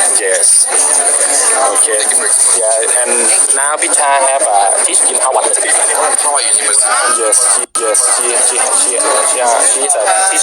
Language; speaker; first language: English; non-native, learner; Thai